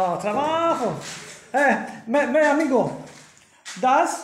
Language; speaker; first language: Spanish; non-native, learner; Polish